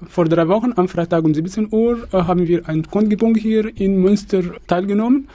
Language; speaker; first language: German; non-native, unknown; Arabic